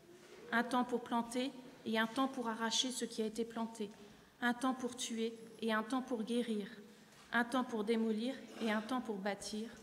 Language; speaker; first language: French; native; French